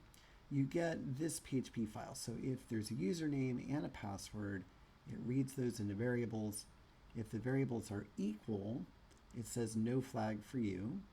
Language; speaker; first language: English; native; English